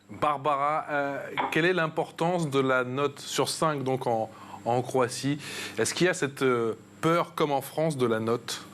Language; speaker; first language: French; native; French